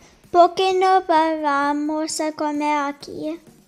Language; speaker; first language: Spanish; non-native, learner; English